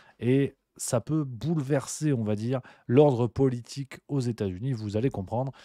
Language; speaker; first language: French; native; French